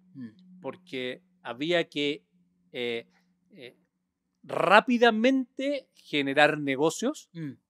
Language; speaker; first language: Spanish; native; Spanish